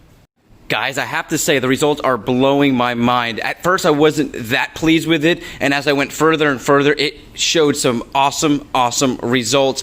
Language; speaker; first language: English; native; English